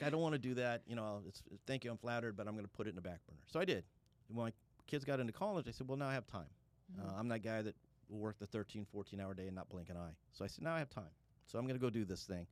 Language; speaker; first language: English; native; English